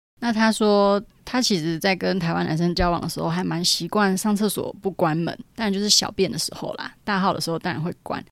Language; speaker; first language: Chinese; native; Chinese